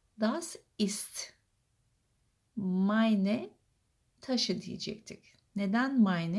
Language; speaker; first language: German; non-native, fluent; Turkish